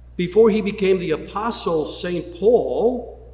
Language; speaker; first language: English; native; English